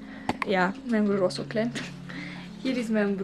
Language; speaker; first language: Dutch; early bilingual, other home language; Romanian